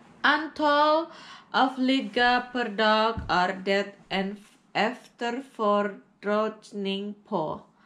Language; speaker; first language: Swedish; non-native, learner; Indonesian